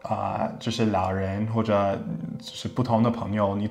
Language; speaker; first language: Chinese; non-native, fluent; English